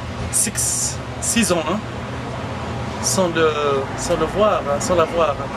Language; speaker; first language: French; non-native, local second language; Arabic